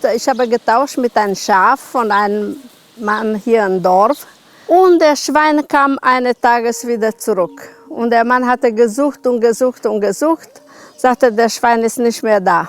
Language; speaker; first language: German; non-native, local second language; Romanian